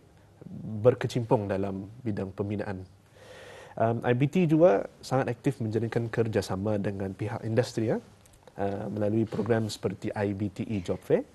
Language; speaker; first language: Malay; native; Malay